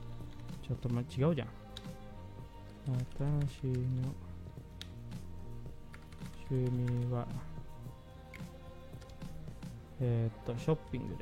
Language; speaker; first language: Japanese; non-native, fluent; Indonesian